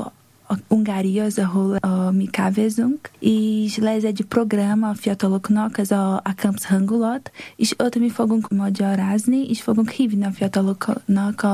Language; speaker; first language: Hungarian; non-native, learner; Portuguese